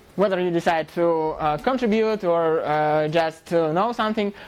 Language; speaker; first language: English; non-native, fluent; Russian